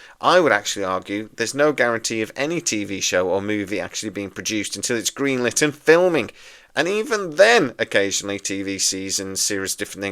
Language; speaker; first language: English; native; English